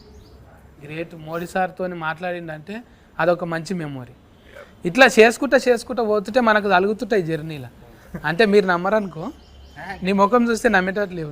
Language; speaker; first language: Telugu; native; Telugu